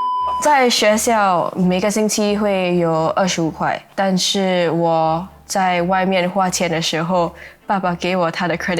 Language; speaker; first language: Chinese; non-native, local second language; English